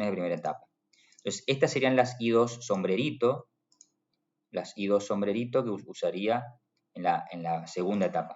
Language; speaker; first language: Spanish; native; Spanish